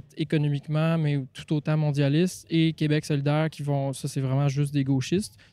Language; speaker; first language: French; native; French